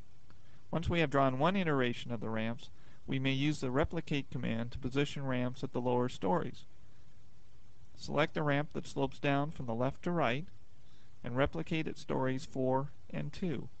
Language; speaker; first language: English; native; English